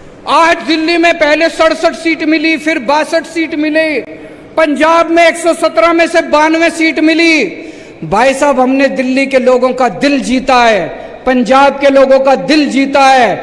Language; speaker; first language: Hindi; native; Hindi